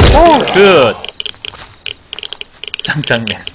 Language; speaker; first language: English; non-native, learner; Korean